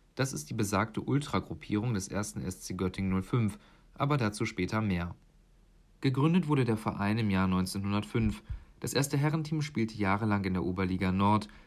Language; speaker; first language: German; native; German